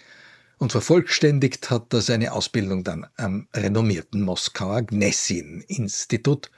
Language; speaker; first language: German; native; German